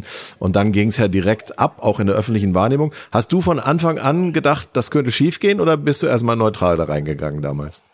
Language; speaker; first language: German; native; German